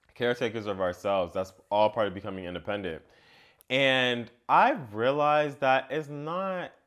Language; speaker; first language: English; native; English